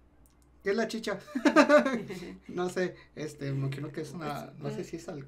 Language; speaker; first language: Spanish; native; Spanish